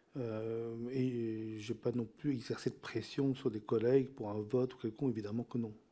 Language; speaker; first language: French; non-native, local second language; Min Nan Chinese